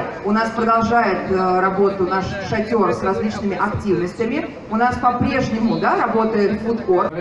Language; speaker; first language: Russian; native; Russian